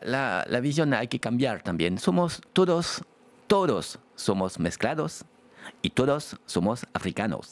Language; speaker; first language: Spanish; non-native, fluent; French